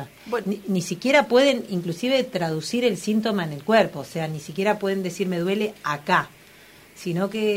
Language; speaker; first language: Spanish; native; Spanish